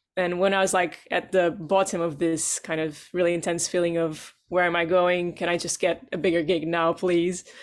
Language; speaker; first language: English; non-native, fluent; Portuguese